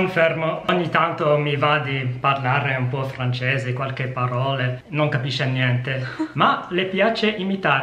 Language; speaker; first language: Italian; non-native, fluent; English